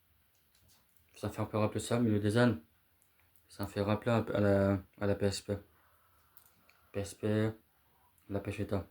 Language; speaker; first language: French; native; French